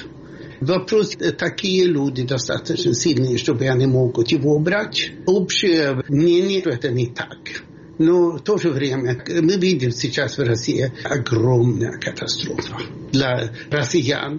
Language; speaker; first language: Russian; non-native, fluent; Swedish